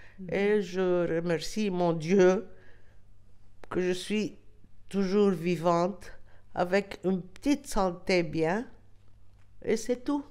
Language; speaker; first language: French; non-native, local second language; Arabic